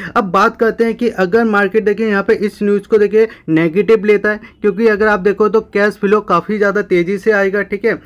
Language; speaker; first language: Hindi; native; Hindi